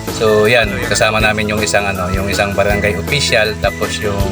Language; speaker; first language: Filipino; non-native, local second language; Bikol